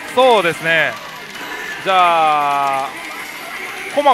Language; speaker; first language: Japanese; native; Japanese